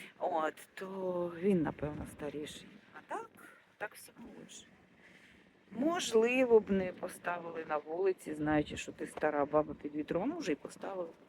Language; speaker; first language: Ukrainian; non-native, local second language; Russian